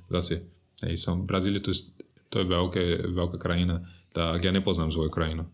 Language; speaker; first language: Slovak; non-native, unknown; Portuguese